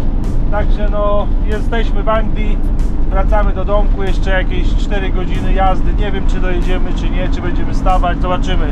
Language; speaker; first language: Polish; native; Polish